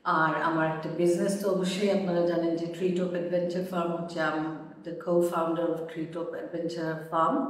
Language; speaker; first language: Bangla; early bilingual, heritage; Bangla